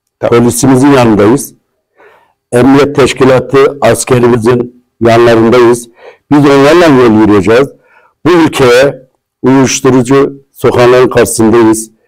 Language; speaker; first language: Turkish; non-native, local second language; Kurdish